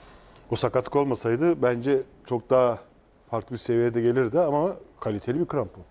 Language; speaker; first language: Turkish; native; Turkish